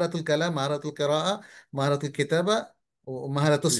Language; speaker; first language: Arabic; non-native, fluent; Bangla